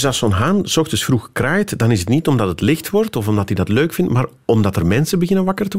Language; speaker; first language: Dutch; native; Dutch